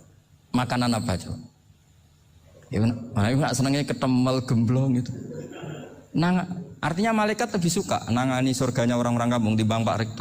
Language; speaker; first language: Indonesian; non-native, local second language; Javanese